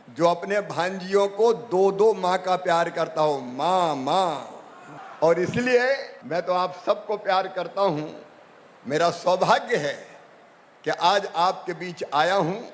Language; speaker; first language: Hindi; native; Hindi